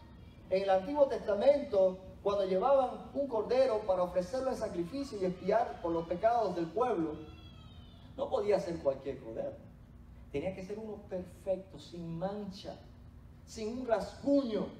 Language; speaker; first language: Spanish; native; Spanish